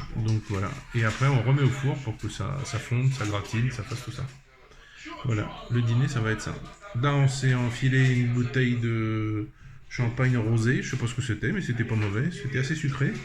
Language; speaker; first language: French; native; French